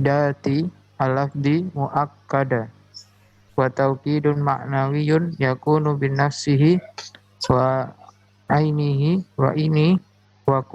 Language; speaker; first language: Arabic; non-native, learner; Indonesian